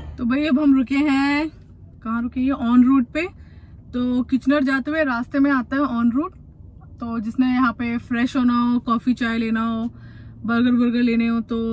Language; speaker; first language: Hindi; native; Hindi